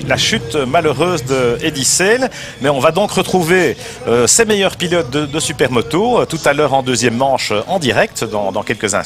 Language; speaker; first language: French; native; French